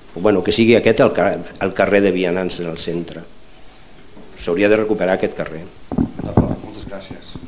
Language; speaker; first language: Catalan; non-native, local second language; Spanish